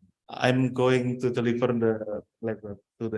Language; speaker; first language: English; non-native, fluent; Indonesian